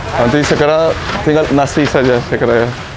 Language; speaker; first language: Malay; non-native, fluent; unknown